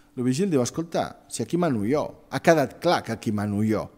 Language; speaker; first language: Spanish; non-native, local second language; Catalan